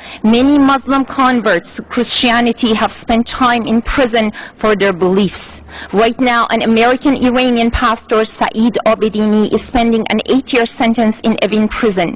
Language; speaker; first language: English; non-native, fluent; Persian